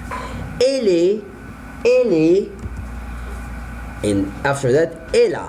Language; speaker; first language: French; non-native, fluent; Arabic